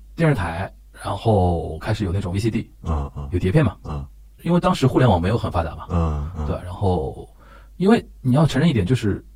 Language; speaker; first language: Chinese; native; Chinese